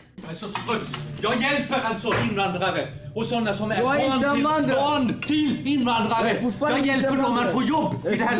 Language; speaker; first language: Swedish; non-native, fluent; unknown